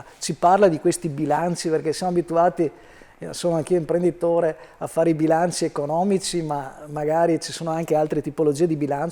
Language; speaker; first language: Italian; native; Italian